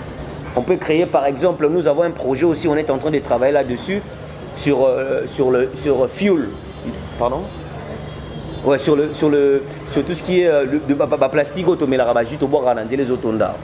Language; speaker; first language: French; non-native, local second language; Lingala